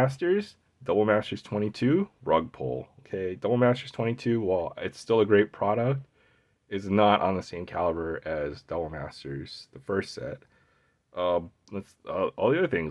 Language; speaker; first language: English; native; English